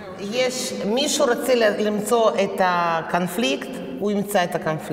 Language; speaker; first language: Hebrew; non-native, fluent; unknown